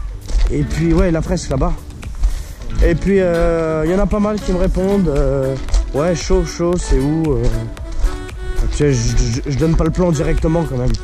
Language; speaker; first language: French; native; French